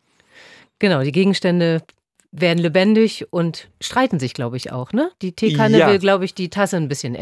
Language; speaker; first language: German; native; German